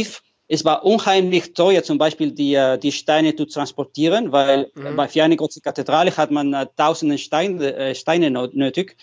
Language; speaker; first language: German; non-native, fluent; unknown